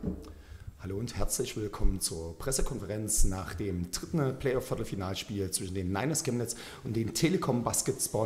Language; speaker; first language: German; native; German